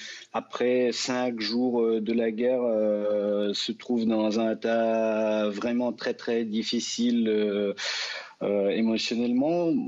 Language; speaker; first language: French; non-native, fluent; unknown